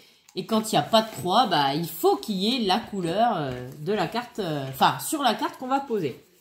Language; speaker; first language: French; native; French